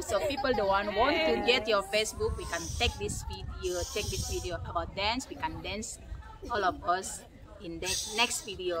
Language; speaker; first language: English; non-native, learner; Indonesian